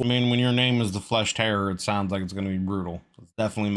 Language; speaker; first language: English; native; English